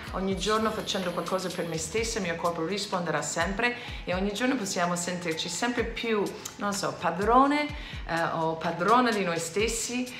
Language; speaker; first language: Italian; non-native, fluent; English